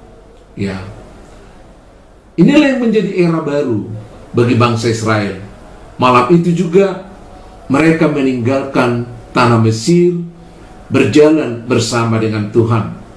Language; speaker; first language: Indonesian; native; Indonesian